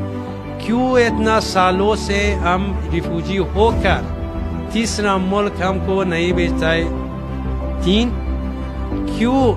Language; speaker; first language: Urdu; non-native, learner; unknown